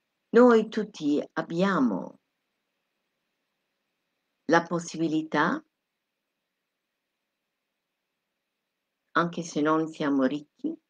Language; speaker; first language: Italian; non-native, fluent; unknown